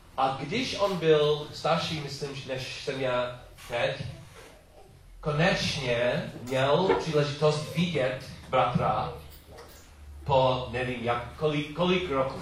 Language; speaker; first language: Czech; non-native, learner; English